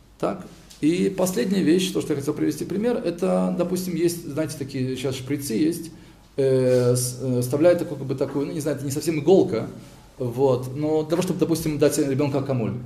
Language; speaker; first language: Russian; early bilingual, heritage; Hebrew